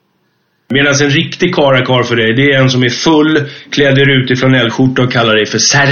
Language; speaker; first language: Swedish; native; Swedish